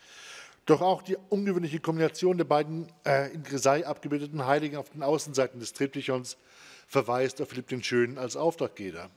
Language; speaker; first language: German; native; German